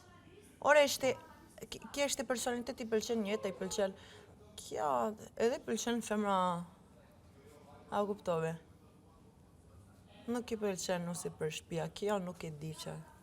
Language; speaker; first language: Albanian; early bilingual, heritage; Italian